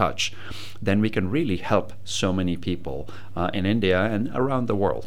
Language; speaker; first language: English; non-native, local second language; Tamil